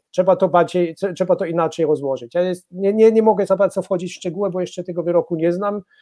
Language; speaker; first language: Polish; non-native, fluent; German